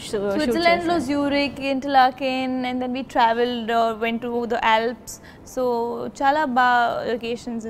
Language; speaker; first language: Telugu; non-native, local second language; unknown